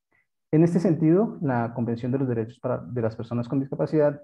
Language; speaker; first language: Spanish; native; Spanish